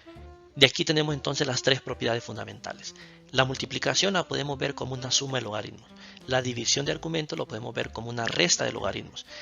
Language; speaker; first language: Spanish; native; Spanish